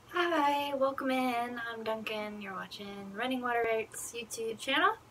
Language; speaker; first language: English; native; English